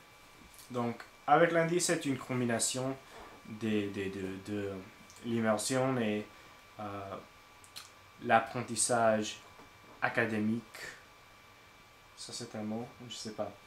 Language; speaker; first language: French; non-native, learner; English